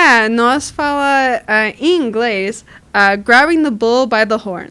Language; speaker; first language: Portuguese; non-native, learner; English